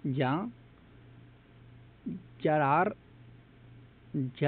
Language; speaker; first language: Swedish; non-native, learner; Spanish